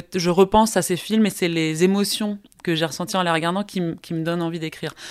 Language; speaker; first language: French; early bilingual, heritage; Spanish